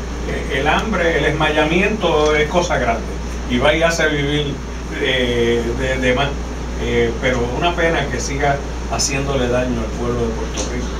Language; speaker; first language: Spanish; native; Spanish